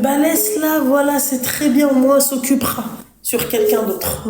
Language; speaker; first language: French; native; French